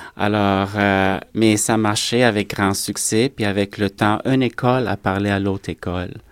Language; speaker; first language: French; native; French